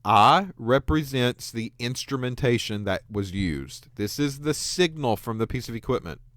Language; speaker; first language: English; native; English